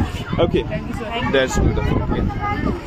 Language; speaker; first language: English; non-native, local second language; Hindi